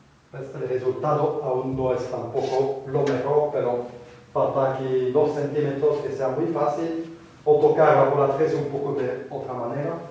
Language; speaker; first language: Spanish; non-native, fluent; French